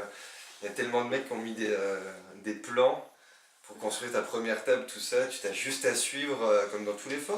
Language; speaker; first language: French; native; French